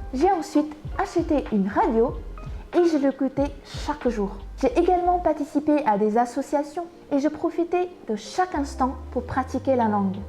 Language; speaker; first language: French; non-native, fluent; Vietnamese